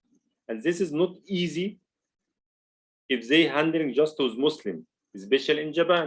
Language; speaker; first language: English; non-native, learner; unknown